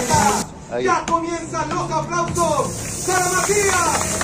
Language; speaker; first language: Spanish; native; Spanish